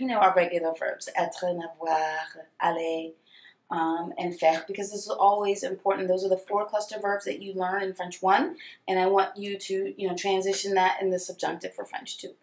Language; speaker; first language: English; native; English